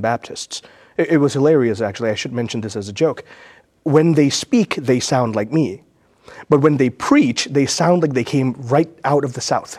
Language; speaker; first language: English; native; English